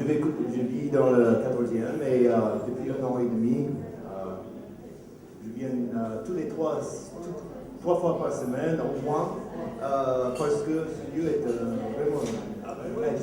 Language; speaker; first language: French; non-native, fluent; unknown